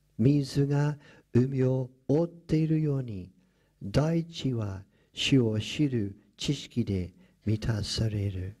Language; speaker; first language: Japanese; non-native, fluent; English